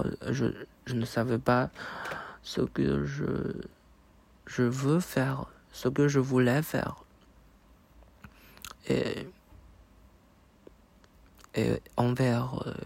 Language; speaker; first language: French; non-native, learner; Chinese